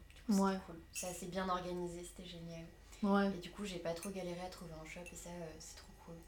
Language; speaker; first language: French; native; French